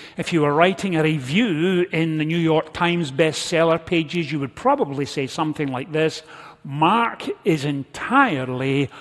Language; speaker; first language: English; native; English